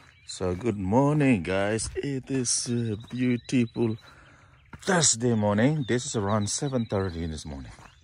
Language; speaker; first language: English; non-native, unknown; Indonesian